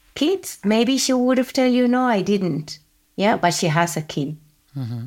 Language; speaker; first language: English; non-native, fluent; Spanish